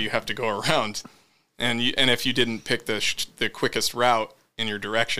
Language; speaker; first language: English; native; English